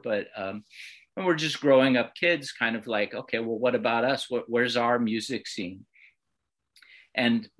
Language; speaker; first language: English; native; English